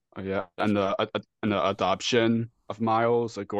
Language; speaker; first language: English; native; English